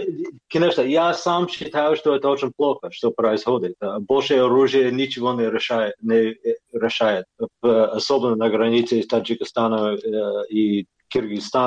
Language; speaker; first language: Russian; non-native, fluent; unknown